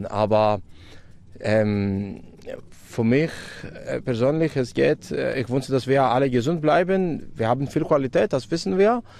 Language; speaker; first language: German; non-native, fluent; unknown